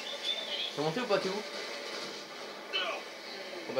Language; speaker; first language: French; native; French